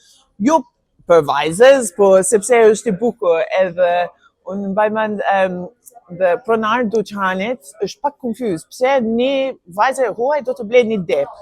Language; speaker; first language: Albanian; non-native, learner; English